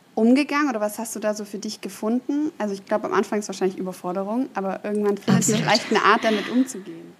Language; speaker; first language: German; native; German